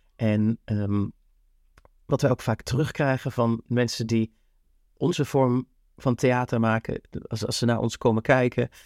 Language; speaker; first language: Dutch; native; Dutch